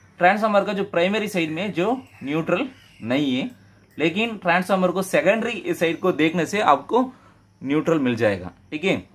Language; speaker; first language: Hindi; non-native, local second language; Tamil